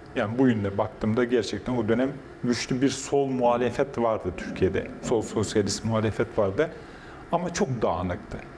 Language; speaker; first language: Turkish; non-native, local second language; Kurdish